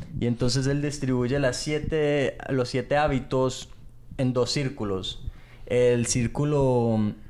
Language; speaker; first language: Spanish; early bilingual, heritage; Spanish